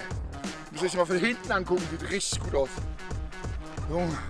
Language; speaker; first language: German; native; German